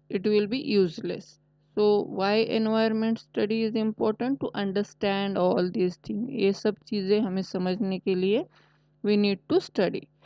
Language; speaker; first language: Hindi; non-native, local second language; Marathi